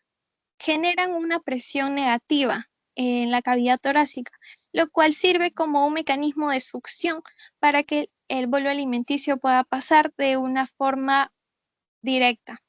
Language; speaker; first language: Spanish; native; Spanish